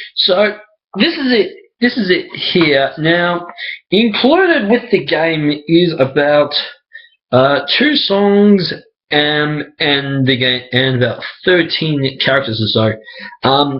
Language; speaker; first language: English; native; English